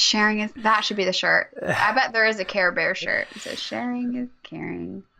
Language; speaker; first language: English; native; English